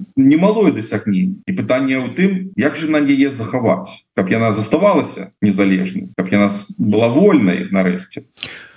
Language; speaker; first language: Belarusian; non-native, local second language; Russian